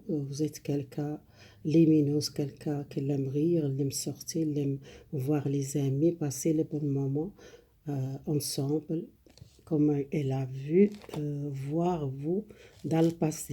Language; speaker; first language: French; non-native, learner; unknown